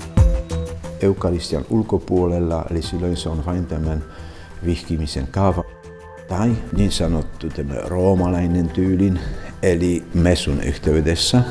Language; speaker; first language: Finnish; non-native, fluent; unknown